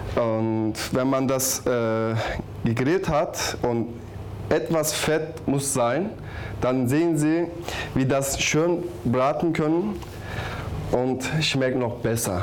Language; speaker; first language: German; non-native, learner; Turkish